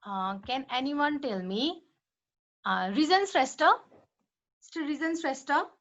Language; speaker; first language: English; non-native, local second language; Nepali